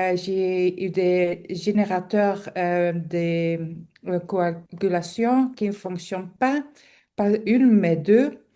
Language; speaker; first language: French; non-native, local second language; Dutch